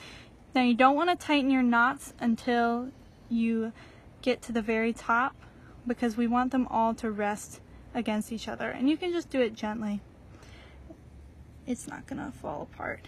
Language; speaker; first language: English; native; English